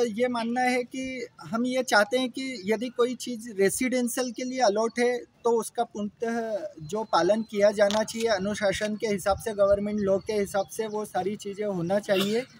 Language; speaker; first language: Hindi; native; Hindi